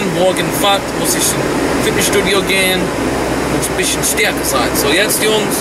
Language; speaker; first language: German; non-native, learner; English